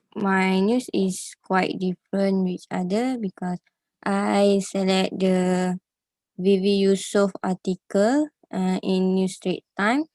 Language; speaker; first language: English; non-native, learner; Malay